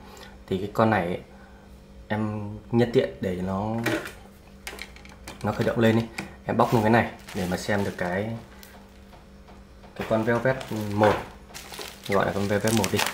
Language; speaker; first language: Vietnamese; native; Vietnamese